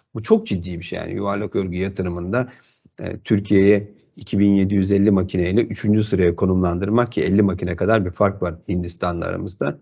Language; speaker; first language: Turkish; native; Turkish